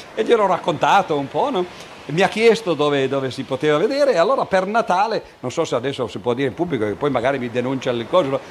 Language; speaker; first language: Italian; native; Italian